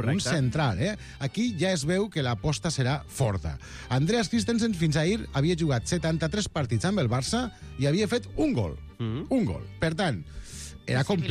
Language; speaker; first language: Catalan; native; Catalan